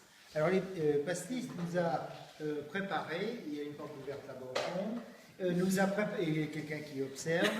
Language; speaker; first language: French; native; French